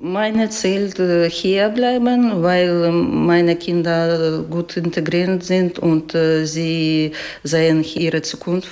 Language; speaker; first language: German; non-native, learner; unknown